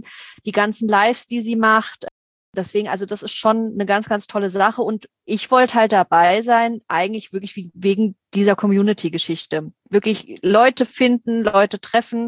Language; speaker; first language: German; native; German